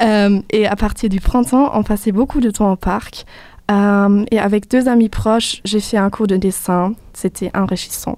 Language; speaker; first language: French; non-native, fluent; German